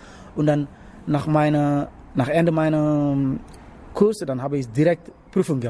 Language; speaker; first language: German; non-native, learner; Wolof